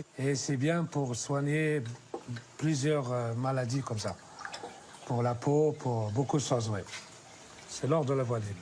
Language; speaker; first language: French; non-native, local second language; Berber languages